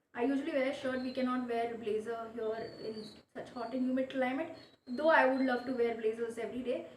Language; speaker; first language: English; non-native, local second language; Marathi